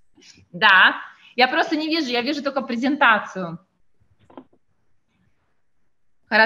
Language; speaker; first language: Russian; native; Russian